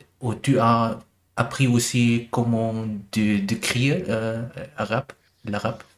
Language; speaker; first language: French; non-native, learner; German